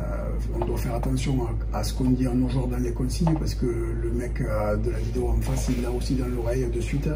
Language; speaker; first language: French; native; French